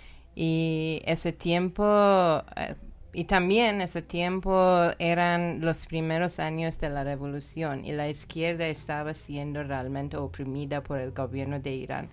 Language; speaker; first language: Spanish; non-native, learner; Persian